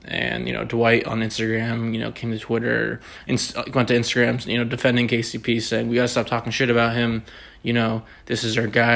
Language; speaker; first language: English; native; English